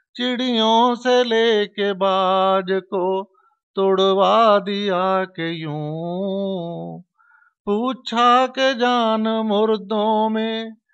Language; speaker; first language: Hindi; non-native, local second language; Punjabi